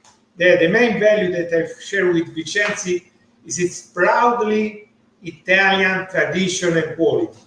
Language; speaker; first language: English; non-native, learner; Italian